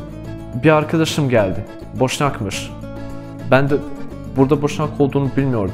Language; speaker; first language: Turkish; non-native, fluent; Bosnian